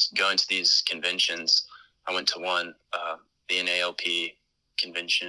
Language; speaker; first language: English; native; English